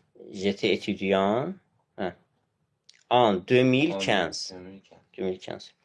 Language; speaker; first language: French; non-native, fluent; Azerbaijani